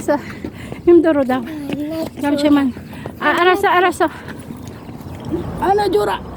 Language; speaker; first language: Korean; non-native, learner; Filipino